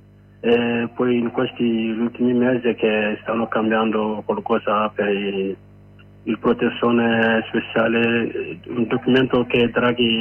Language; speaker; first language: Italian; non-native, learner; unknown